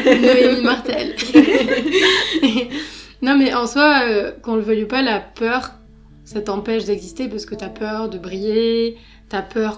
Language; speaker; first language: French; native; French